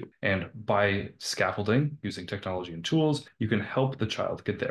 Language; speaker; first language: English; native; English